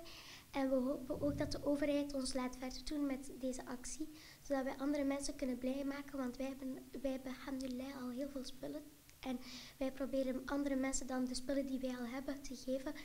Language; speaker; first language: Dutch; early bilingual, other home language; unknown